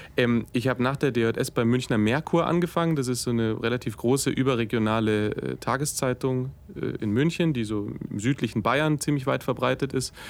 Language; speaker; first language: German; native; German